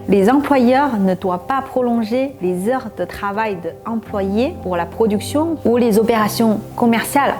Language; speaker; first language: French; non-native, fluent; Chinese